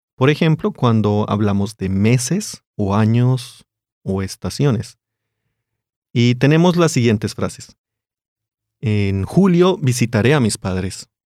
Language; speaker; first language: Spanish; native; Spanish